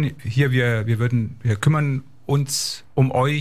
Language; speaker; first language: German; native; German